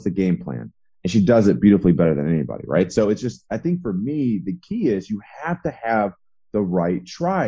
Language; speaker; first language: English; native; English